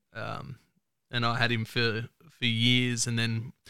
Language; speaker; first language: English; native; English